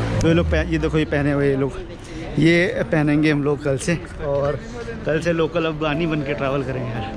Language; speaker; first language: Hindi; native; Hindi